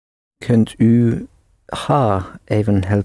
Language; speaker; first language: Dutch; non-native, learner; English